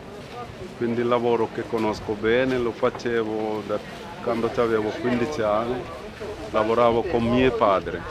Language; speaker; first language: Italian; non-native, fluent; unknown